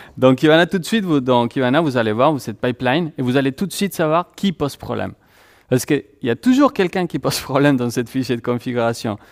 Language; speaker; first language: French; non-native, fluent; Spanish